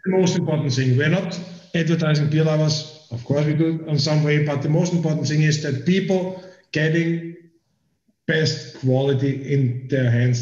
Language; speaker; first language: English; non-native, fluent; German